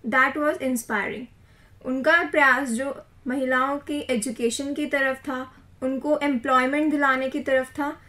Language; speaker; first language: Hindi; native; Hindi